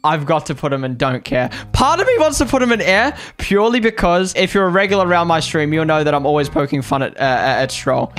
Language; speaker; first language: English; native; English